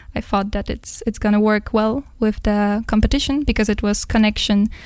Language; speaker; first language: English; non-native, fluent; Polish